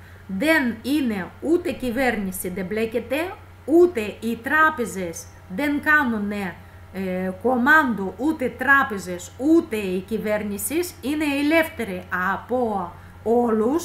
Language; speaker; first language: Greek; non-native, fluent; Russian